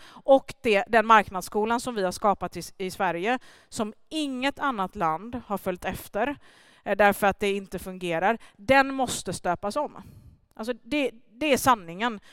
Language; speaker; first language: Swedish; early bilingual, other home language; Persian